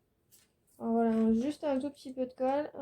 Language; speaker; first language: French; native; French